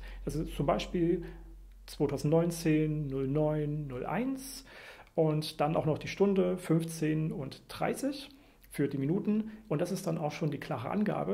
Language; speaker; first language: German; native; German